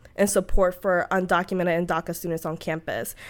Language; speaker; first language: English; native; English